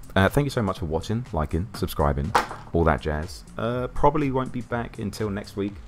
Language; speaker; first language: English; native; English